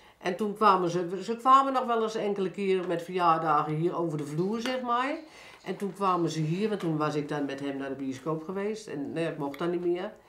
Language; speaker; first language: Dutch; native; Dutch